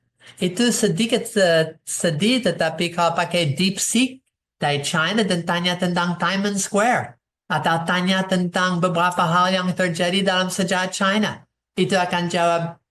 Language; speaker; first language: Indonesian; non-native, fluent; English